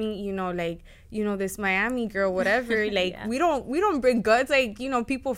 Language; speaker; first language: English; native; English